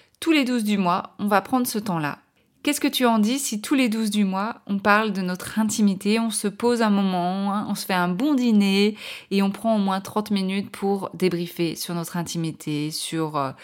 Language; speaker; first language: French; native; French